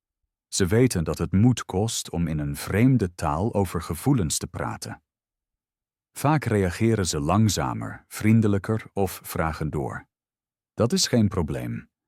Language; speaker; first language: Dutch; non-native, fluent; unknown